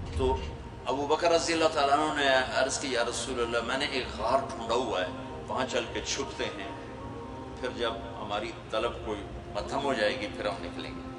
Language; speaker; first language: Urdu; non-native, local second language; Punjabi